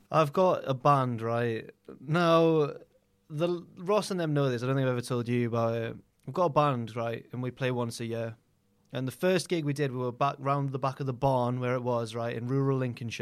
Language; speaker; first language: English; native; English